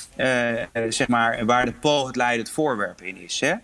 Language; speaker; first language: Dutch; early bilingual, other home language; Polish